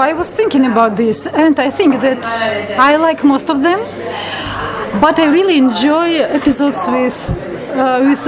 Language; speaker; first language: English; non-native, fluent; Latvian